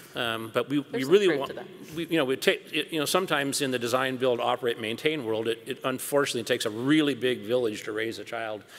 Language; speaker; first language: English; native; English